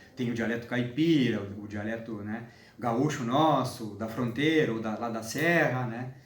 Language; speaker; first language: Portuguese; native; Portuguese